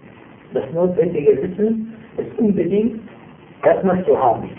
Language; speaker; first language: German; non-native, fluent; Arabic